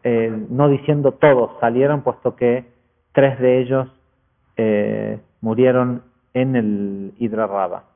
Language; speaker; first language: Spanish; native; Spanish